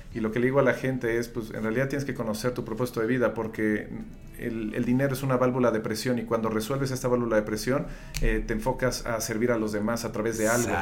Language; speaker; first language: Spanish; native; Spanish